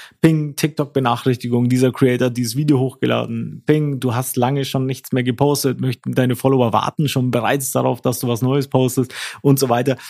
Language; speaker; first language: German; native; German